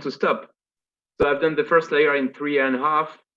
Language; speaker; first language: English; non-native, fluent; French